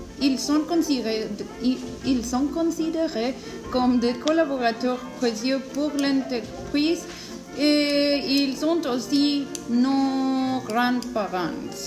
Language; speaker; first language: French; non-native, learner; Spanish